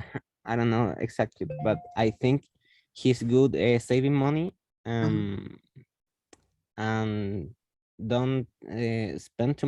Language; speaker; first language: English; non-native, learner; Spanish